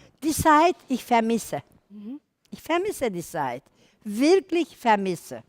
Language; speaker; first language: German; non-native, learner; Turkish